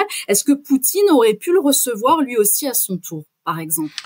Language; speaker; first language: French; native; French